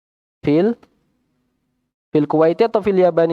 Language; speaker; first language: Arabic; non-native, fluent; Indonesian